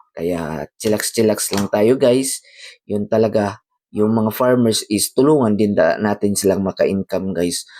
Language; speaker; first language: Filipino; non-native, local second language; Cebuano